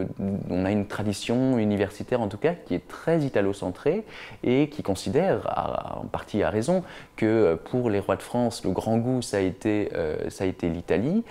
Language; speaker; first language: French; native; French